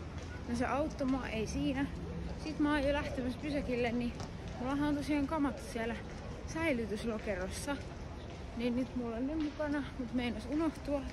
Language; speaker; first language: Finnish; native; Finnish